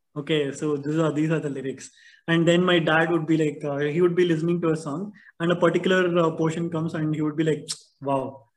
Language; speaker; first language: English; non-native, local second language; Tamil